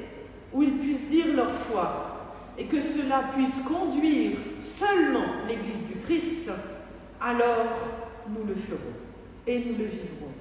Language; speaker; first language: French; native; French